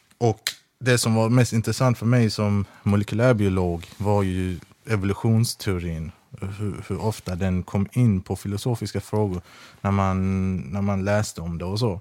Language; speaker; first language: Swedish; early bilingual, other home language; Persian